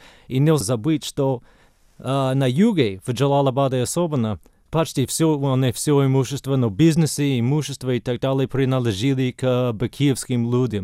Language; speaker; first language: Russian; non-native, fluent; English